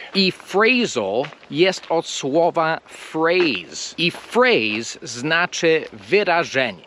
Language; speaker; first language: Polish; non-native, fluent; English